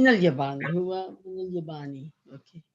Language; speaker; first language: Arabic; non-native, learner; Urdu